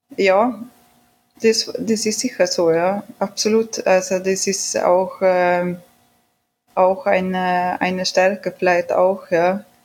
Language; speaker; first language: German; non-native, fluent; Swedish